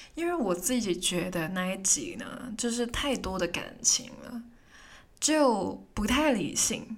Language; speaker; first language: Chinese; non-native, local second language; Cantonese